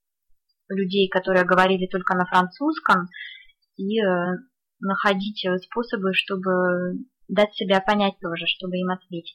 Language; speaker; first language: Russian; native; Russian